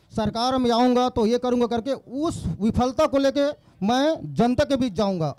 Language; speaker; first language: Hindi; native; Hindi